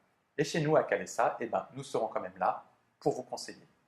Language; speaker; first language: French; native; French